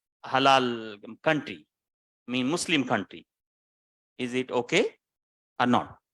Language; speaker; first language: English; non-native, learner; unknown